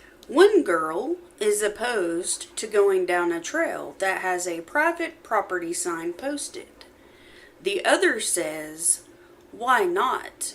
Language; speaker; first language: English; native; English